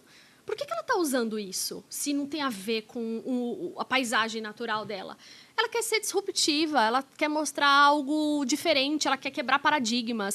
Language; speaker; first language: Portuguese; native; Portuguese